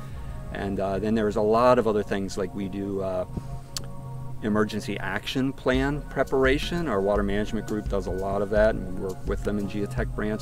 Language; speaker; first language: English; native; English